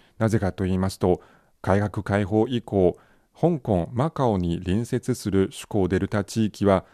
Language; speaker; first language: Japanese; non-native, fluent; Chinese